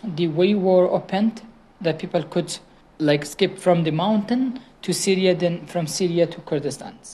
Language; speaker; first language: English; non-native, fluent; Kurdish